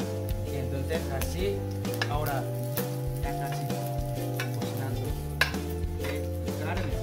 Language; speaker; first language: Spanish; non-native, learner; Korean